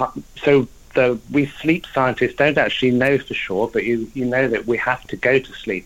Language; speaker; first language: English; native; English